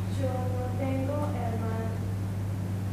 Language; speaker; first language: Spanish; non-native, learner; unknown